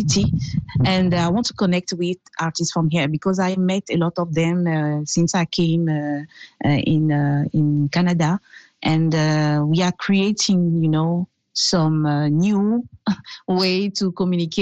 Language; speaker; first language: English; non-native, fluent; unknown